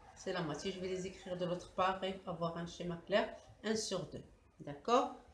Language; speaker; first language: French; non-native, local second language; Arabic